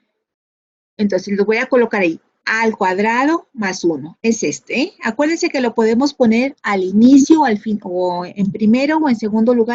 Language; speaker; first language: Spanish; native; Spanish